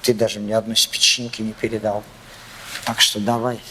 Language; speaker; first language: Russian; non-native, local second language; Kazakh